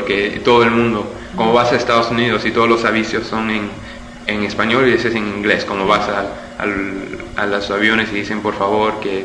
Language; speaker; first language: Spanish; early bilingual, heritage; Spanish